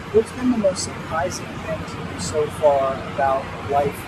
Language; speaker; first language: English; native; English